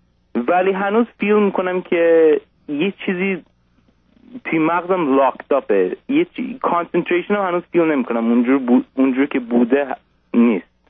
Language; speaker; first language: Persian; early bilingual, heritage; Persian